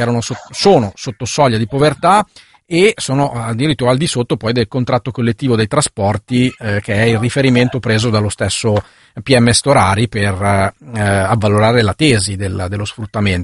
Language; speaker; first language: Italian; native; Italian